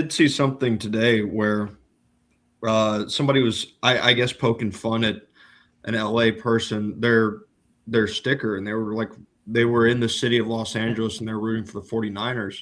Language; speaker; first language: English; native; English